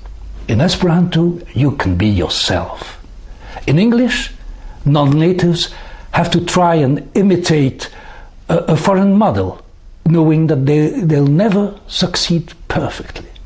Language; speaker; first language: English; non-native, fluent; French